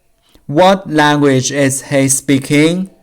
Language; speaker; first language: English; non-native, learner; Chinese